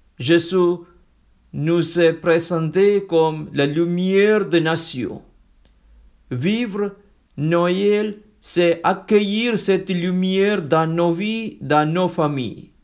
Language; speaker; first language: French; non-native, fluent; Malayalam